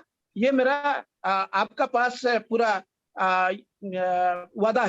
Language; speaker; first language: Hindi; non-native, local second language; Odia